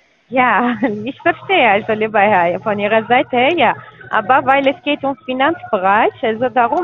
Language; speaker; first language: German; non-native, learner; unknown